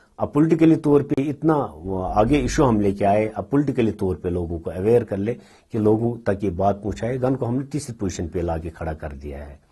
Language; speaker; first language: Urdu; non-native, local second language; Kashmiri